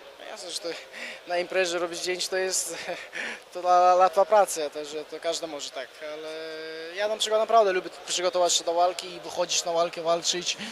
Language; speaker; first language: Polish; non-native, fluent; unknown